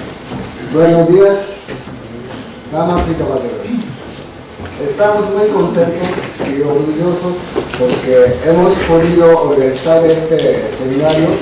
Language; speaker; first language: Spanish; non-native, fluent; Japanese